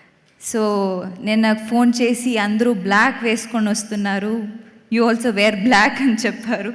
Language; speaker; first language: Telugu; non-native, learner; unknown